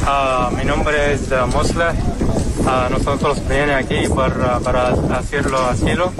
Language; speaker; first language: Spanish; non-native, learner; Arabic